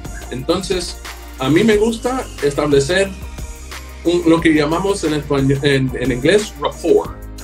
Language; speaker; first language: Spanish; non-native, fluent; English